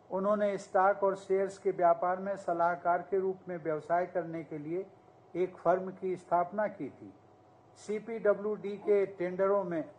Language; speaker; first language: Hindi; native; Hindi